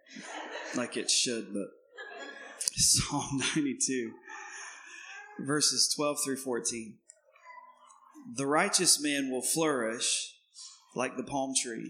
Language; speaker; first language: English; native; English